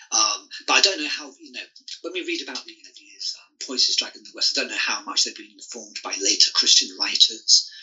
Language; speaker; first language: English; native; English